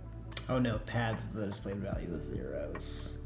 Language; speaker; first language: English; native; English